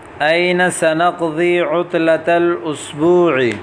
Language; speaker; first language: Arabic; non-native, fluent; Urdu